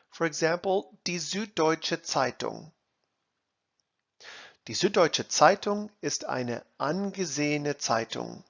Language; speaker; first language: German; non-native, fluent; English